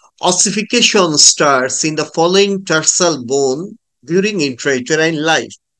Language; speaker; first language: English; non-native, local second language; Bangla